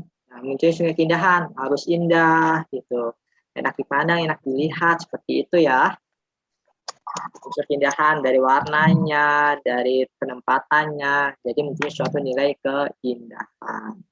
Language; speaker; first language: Indonesian; native; Indonesian